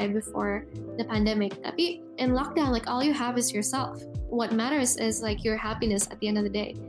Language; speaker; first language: English; early bilingual, other home language; Indonesian